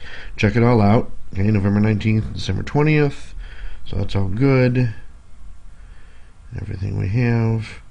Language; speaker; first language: English; native; English